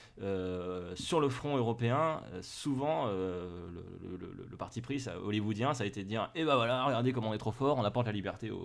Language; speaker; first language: French; native; French